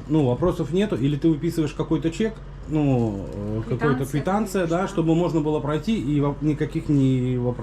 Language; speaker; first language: Russian; native; Russian